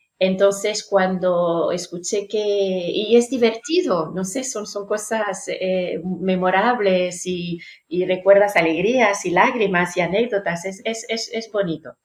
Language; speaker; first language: Spanish; non-native, fluent; French